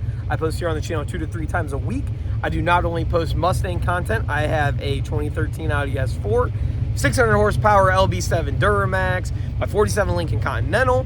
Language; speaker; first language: English; native; English